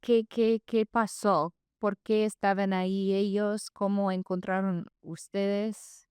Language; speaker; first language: Spanish; non-native, fluent; English